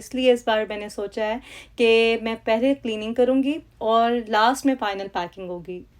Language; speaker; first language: Urdu; native; Urdu